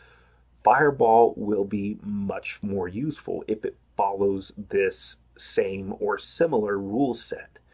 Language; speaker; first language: English; native; English